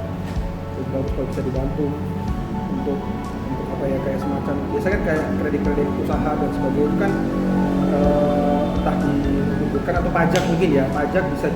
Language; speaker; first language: Indonesian; native; Indonesian